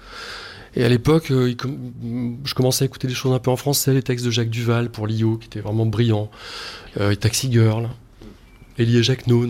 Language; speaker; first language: French; native; French